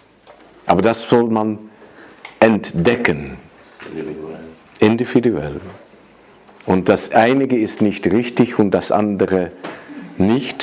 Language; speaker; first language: German; non-native, fluent; Dutch